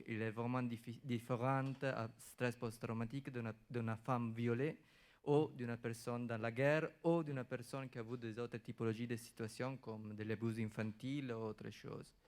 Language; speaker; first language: French; non-native, fluent; Italian